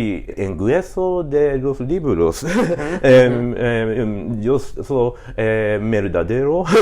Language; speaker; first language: Spanish; non-native, learner; Japanese